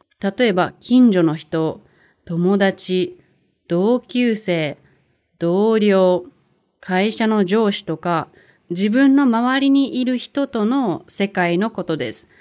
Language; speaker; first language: Japanese; native; Japanese